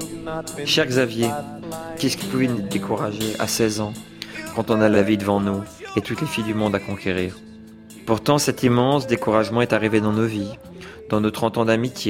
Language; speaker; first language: French; native; French